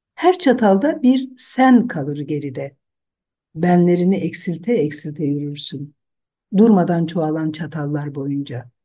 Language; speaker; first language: Turkish; non-native, local second language; Zaza